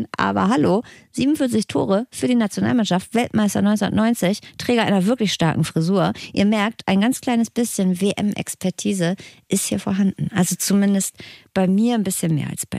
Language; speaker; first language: German; native; German